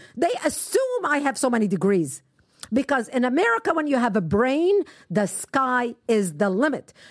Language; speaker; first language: English; non-native, fluent; Arabic